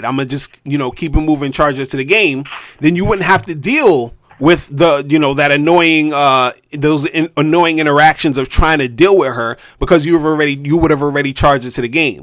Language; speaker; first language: English; native; English